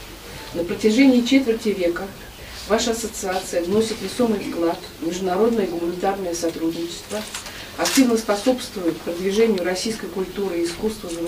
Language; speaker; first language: Russian; native; Russian